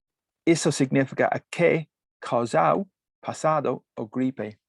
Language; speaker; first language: Spanish; non-native, learner; English